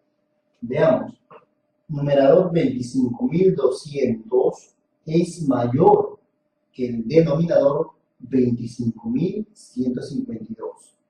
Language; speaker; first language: Spanish; native; Spanish